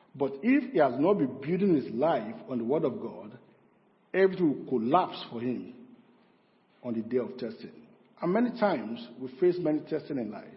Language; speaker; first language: English; non-native, local second language; Yoruba